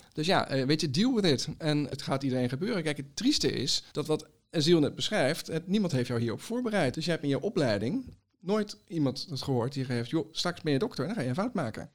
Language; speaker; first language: Dutch; native; Dutch